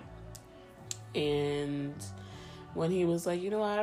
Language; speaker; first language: English; early bilingual, other home language; Spanish